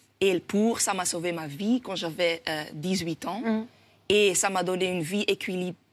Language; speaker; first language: French; non-native, local second language; Dutch